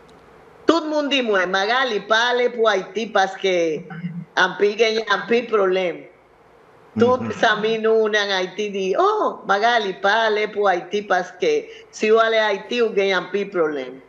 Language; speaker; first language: Haitian Creole; non-native, learner; Spanish